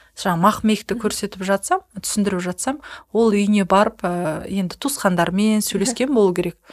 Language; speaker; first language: Kazakh; native; Kazakh